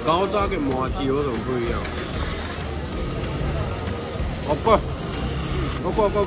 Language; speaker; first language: Chinese; non-native, learner; Japanese